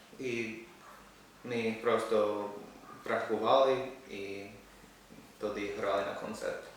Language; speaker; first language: Ukrainian; non-native, learner; English